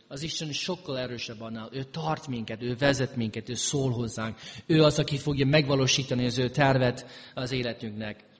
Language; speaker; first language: Hungarian; early bilingual, heritage; Hungarian